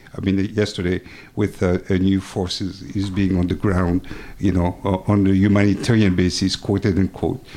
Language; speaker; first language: English; non-native, fluent; French